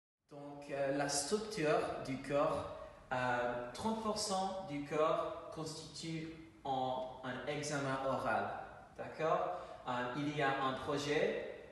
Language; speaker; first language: French; non-native, fluent; English